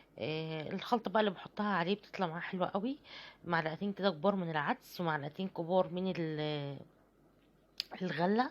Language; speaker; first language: Arabic; native; Arabic